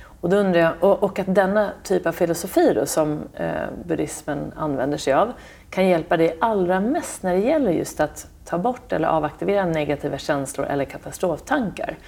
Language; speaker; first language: Swedish; native; Swedish